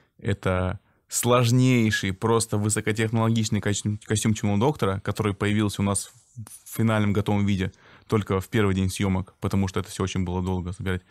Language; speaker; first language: Russian; native; Russian